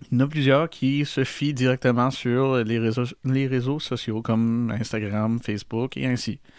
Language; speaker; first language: French; native; French